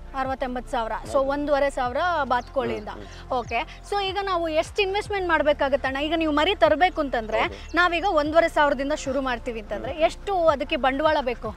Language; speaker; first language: Kannada; native; Kannada